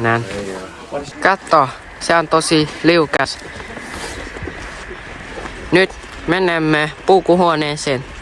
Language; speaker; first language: Finnish; non-native, learner; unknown